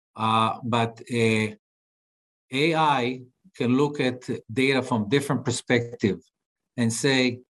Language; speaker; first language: English; non-native, fluent; Hebrew